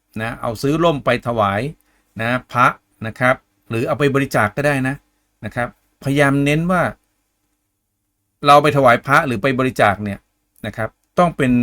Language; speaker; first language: Thai; native; Thai